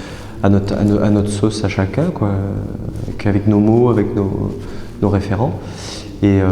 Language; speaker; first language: French; native; French